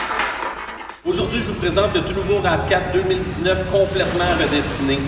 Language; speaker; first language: French; native; French